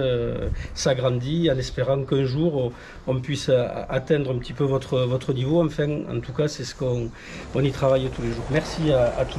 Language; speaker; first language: French; native; French